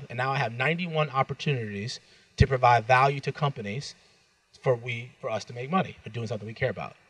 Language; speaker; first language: English; native; English